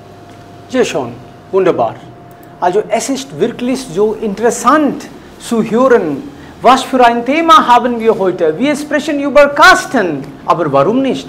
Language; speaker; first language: German; non-native, fluent; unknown